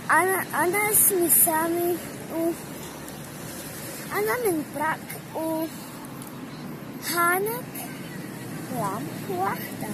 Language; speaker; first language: Arabic; early bilingual, heritage; Arabic